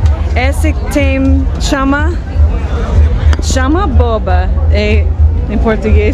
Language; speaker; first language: Portuguese; non-native, fluent; English